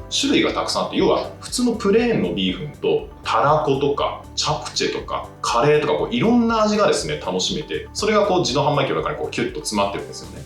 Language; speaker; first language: Japanese; native; Japanese